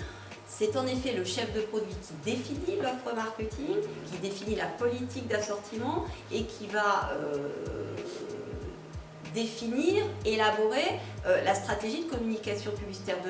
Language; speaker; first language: French; native; French